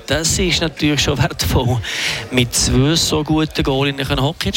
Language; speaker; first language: German; native; German